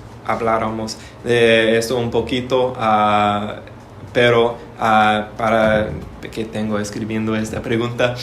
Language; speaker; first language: Spanish; non-native, learner; English